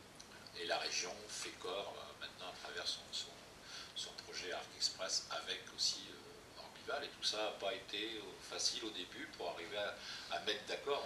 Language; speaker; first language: French; native; French